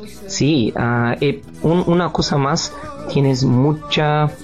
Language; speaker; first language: Spanish; non-native, learner; Portuguese